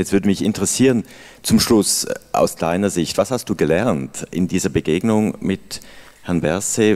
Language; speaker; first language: German; native; German